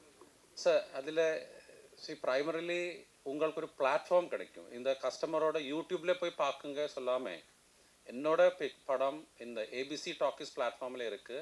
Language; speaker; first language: Tamil; non-native, fluent; Malayalam